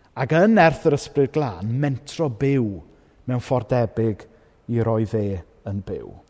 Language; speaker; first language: Welsh; native; Welsh